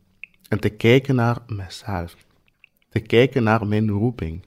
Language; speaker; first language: Dutch; non-native, fluent; Swahili